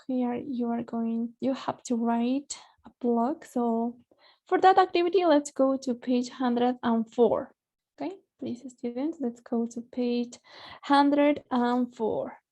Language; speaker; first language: English; non-native, fluent; Spanish